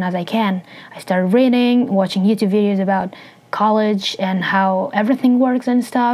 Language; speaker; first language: English; non-native, fluent; Spanish